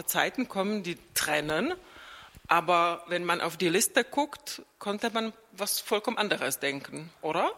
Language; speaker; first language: German; non-native, fluent; Czech